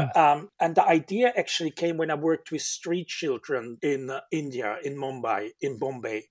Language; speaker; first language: English; non-native, fluent; German